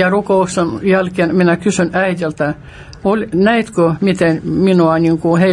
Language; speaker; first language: Finnish; non-native, fluent; Russian